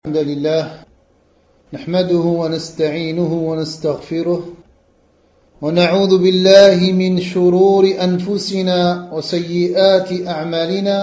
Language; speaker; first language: Arabic; non-native, fluent; French